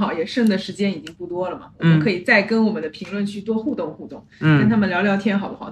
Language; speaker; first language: Chinese; native; Chinese